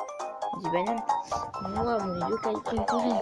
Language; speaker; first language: French; native; French